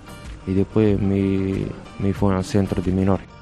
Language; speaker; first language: Spanish; non-native, learner; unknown